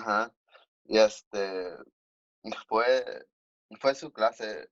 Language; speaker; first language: Spanish; early bilingual, heritage; Spanish